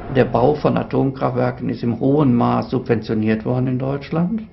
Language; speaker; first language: German; native; German